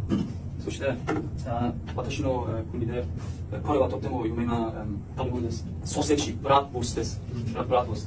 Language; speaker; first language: Japanese; non-native, learner; German